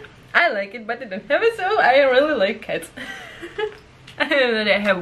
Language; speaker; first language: English; non-native, learner; Russian